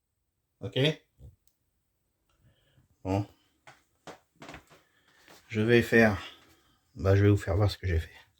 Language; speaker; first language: French; native; French